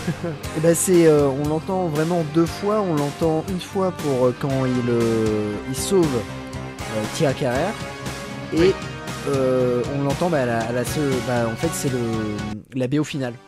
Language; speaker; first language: French; native; French